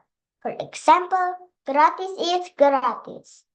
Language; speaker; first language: English; non-native, learner; Indonesian